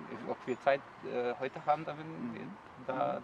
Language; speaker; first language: German; non-native, learner; Slovenian